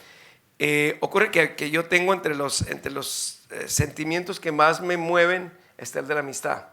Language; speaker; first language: Spanish; native; Spanish